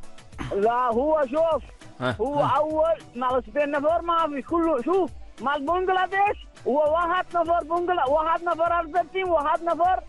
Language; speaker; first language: Arabic; non-native, learner; Bangla